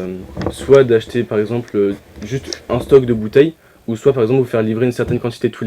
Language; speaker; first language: French; native; French